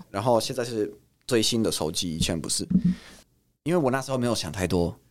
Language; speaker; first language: Chinese; non-native, fluent; Italian